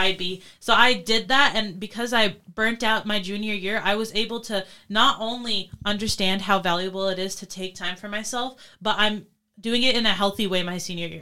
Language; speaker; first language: English; native; English